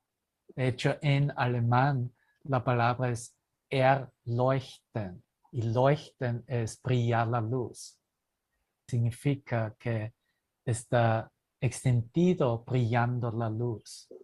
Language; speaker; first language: Spanish; non-native, fluent; German